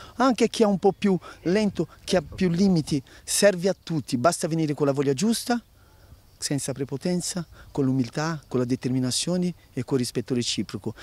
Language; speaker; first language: Italian; non-native, fluent; Portuguese